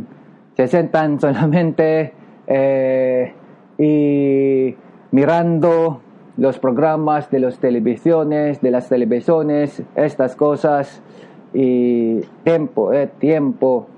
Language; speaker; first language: Spanish; non-native, learner; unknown